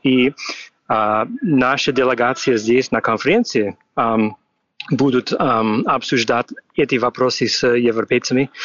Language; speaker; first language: Russian; non-native, fluent; English